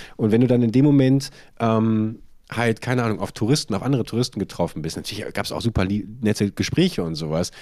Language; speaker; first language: German; native; German